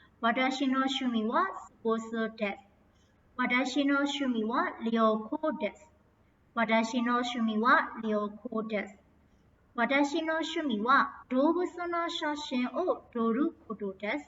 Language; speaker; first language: Japanese; non-native, fluent; Burmese